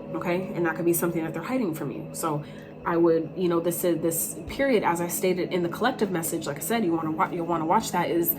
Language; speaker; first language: English; native; English